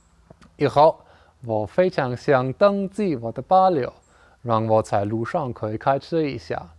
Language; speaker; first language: Chinese; non-native, learner; German